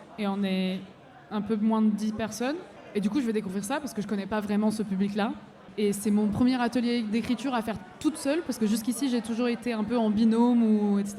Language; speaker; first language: French; non-native, fluent; English